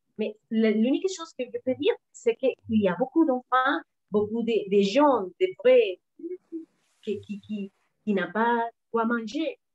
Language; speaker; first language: French; non-native, learner; Spanish